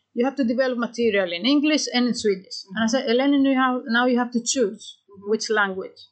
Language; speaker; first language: English; non-native, fluent; Greek